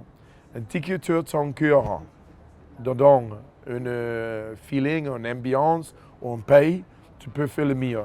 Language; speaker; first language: French; non-native, fluent; English